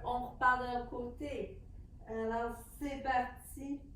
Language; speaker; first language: French; native; French